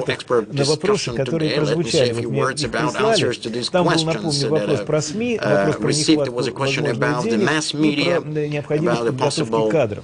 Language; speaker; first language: Russian; native; Russian